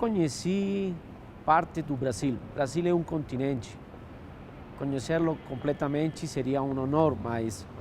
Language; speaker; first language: Portuguese; non-native, fluent; Spanish